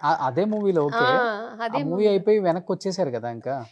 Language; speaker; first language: Telugu; native; Telugu